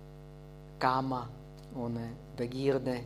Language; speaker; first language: German; non-native, fluent; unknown